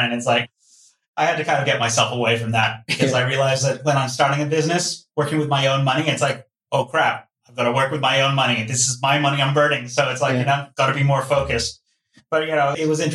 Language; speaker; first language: English; non-native, local second language; Cantonese